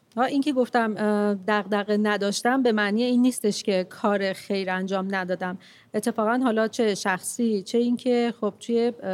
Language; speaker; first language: Persian; non-native, local second language; Armenian